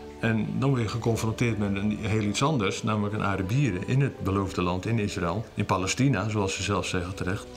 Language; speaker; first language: Dutch; native; Dutch